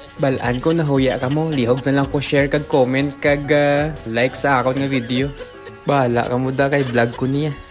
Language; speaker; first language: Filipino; non-native, local second language; Hiligaynon